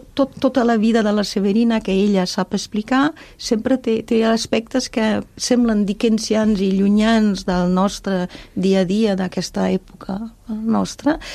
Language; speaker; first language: Catalan; non-native, fluent; German